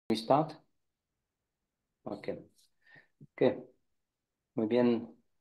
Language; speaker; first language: Spanish; non-native, fluent; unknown